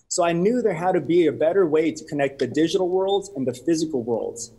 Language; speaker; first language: English; native; English